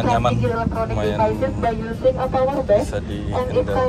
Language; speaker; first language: Indonesian; native; Indonesian